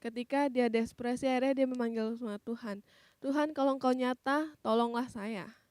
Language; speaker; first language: Indonesian; native; Indonesian